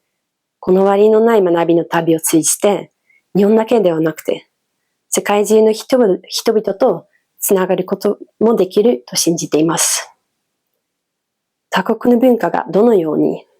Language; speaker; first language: Japanese; non-native, fluent; Dutch